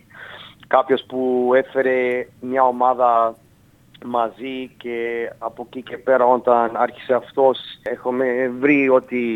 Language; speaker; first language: Greek; early bilingual, heritage; Greek